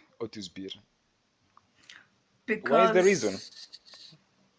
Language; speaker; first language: English; non-native, learner; Swahili